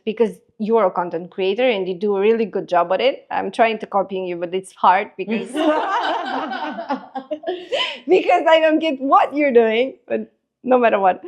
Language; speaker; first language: English; non-native, fluent; Romanian